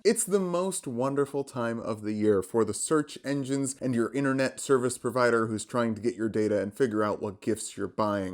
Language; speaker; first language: English; native; English